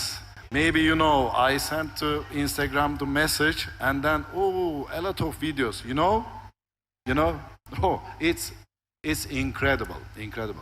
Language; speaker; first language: English; non-native, learner; Turkish